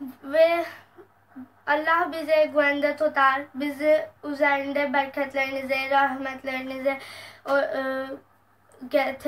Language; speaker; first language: Turkish; non-native, learner; Urdu